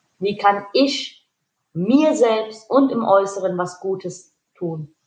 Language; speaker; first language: German; early bilingual, other home language; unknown